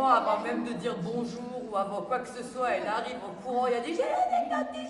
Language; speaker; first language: French; native; French